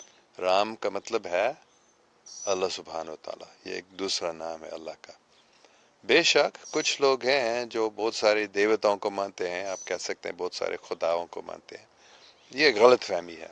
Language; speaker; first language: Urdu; non-native, fluent; English